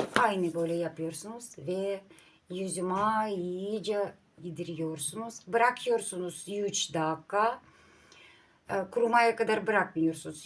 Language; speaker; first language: Turkish; non-native, learner; Russian